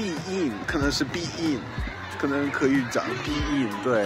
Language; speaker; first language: Chinese; non-native, fluent; English